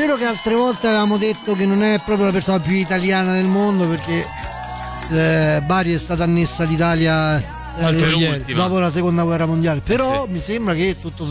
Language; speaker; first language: Italian; native; Italian